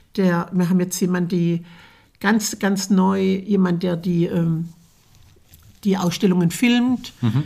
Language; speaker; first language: German; native; German